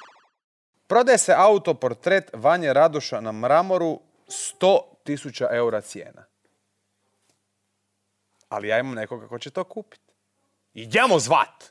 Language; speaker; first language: Croatian; native; Croatian